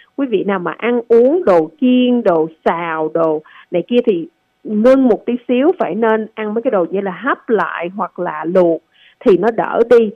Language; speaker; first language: Vietnamese; native; Vietnamese